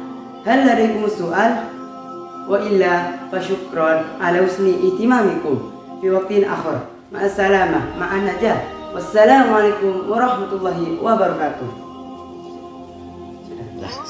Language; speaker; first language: Arabic; non-native, learner; Indonesian